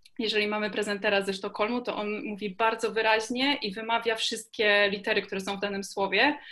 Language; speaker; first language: Polish; native; Polish